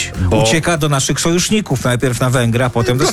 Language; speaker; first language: Polish; native; Polish